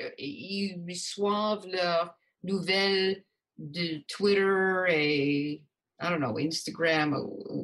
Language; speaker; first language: French; non-native, local second language; English